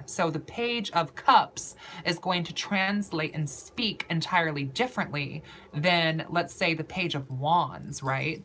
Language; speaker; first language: English; native; English